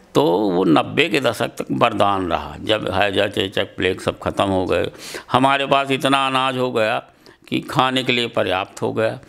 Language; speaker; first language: Hindi; native; Hindi